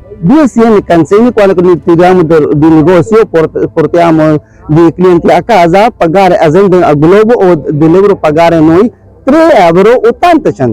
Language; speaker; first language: Italian; non-native, learner; Urdu